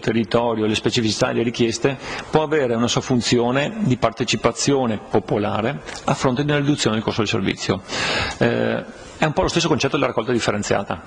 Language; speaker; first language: Italian; native; Italian